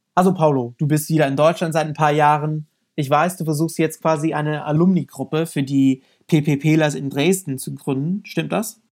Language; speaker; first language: German; non-native, fluent; English